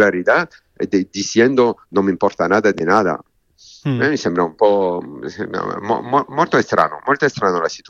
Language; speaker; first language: Spanish; non-native, learner; French